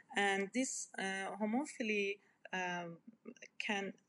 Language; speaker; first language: English; non-native, fluent; Persian